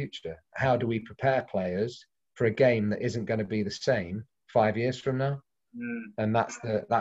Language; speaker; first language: English; native; English